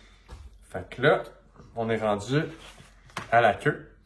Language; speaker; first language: French; native; French